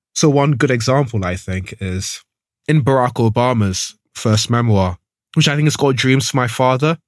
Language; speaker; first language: English; early bilingual, other home language; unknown